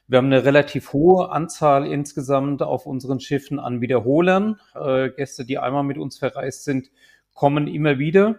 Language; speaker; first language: German; native; German